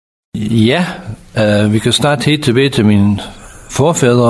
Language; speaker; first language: Danish; non-native, fluent; English